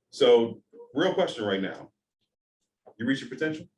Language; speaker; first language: English; native; English